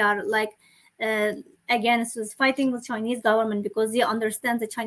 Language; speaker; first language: English; non-native, learner; Chinese